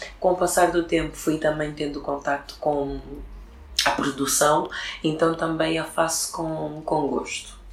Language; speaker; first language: Portuguese; early bilingual, other home language; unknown